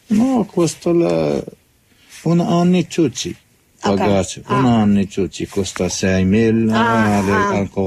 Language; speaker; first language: Italian; non-native, learner; Arabic